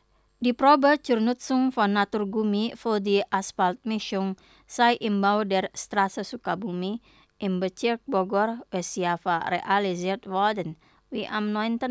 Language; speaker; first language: German; non-native, fluent; Indonesian